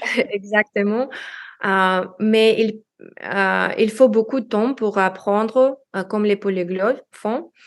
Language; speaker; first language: French; non-native, learner; Russian